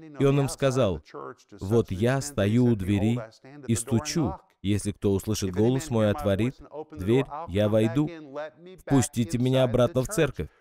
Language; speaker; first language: Russian; non-native, fluent; English